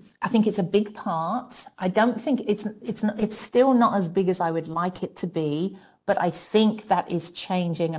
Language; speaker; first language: English; native; English